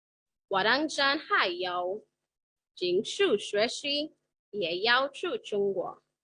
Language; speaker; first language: Chinese; non-native, learner; English